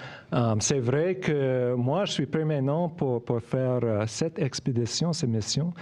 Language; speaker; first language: French; non-native, local second language; English